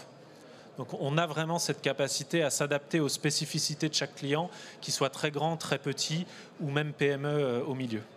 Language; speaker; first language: French; native; French